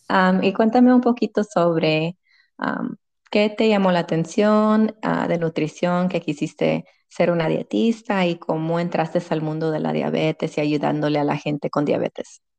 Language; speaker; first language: Spanish; early bilingual, heritage; Spanish